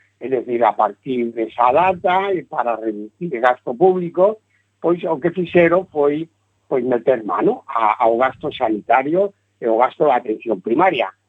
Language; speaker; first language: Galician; non-native, local second language; Spanish